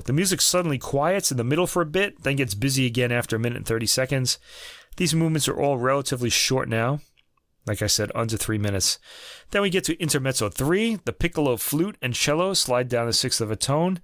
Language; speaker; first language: English; native; English